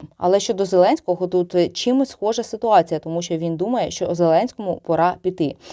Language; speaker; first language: Ukrainian; non-native, local second language; Russian